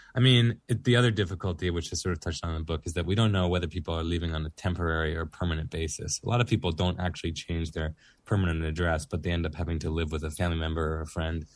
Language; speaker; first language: English; native; English